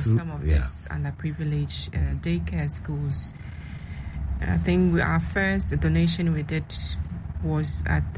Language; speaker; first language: English; non-native, local second language; Akan